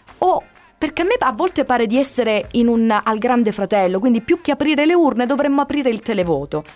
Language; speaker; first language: Italian; native; Italian